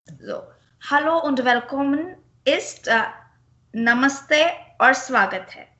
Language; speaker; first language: German; non-native, fluent; Marathi